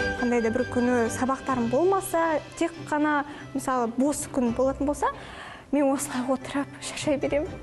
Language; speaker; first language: Kazakh; non-native, local second language; Russian